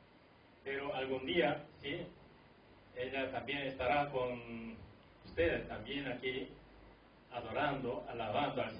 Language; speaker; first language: Spanish; non-native, fluent; Korean